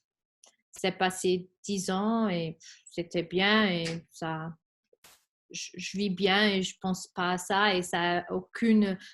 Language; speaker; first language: French; non-native, fluent; Spanish